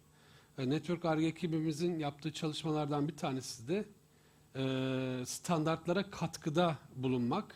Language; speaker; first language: Turkish; native; Turkish